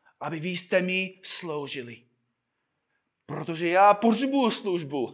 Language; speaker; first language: Czech; non-native, fluent; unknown